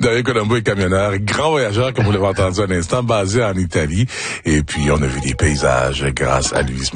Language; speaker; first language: French; native; French